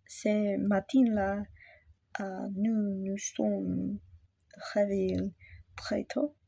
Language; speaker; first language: French; non-native, learner; English